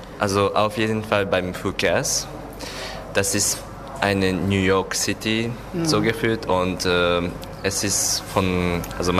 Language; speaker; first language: German; non-native, learner; Japanese